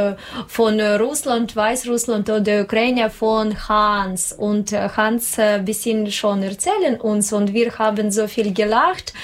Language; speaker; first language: German; non-native, learner; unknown